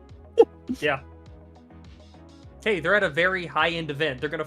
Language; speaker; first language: English; native; English